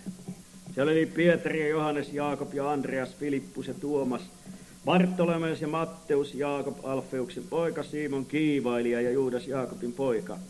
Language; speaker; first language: Finnish; native; Finnish